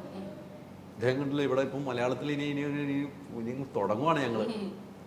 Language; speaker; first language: Malayalam; native; Malayalam